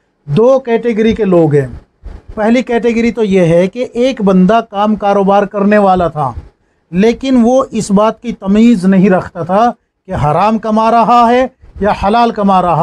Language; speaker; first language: Urdu; native; Urdu